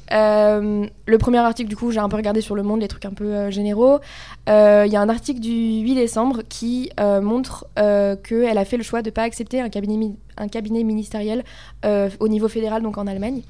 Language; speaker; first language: French; native; French